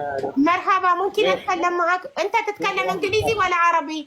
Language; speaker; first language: Arabic; non-native, learner; Amharic